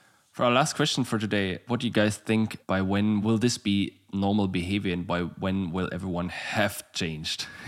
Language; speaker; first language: English; non-native, fluent; German